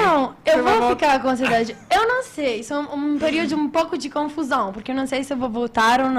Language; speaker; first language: Portuguese; non-native, fluent; Italian